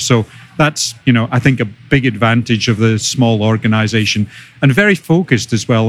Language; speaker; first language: English; native; English